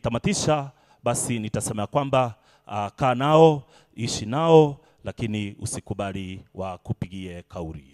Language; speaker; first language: Swahili; non-native, local second language; Kikuyu